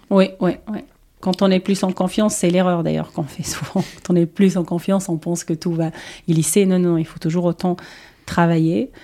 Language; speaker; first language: French; non-native, local second language; Arabic